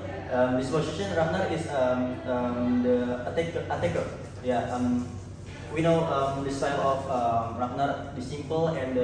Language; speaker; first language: English; non-native, learner; Indonesian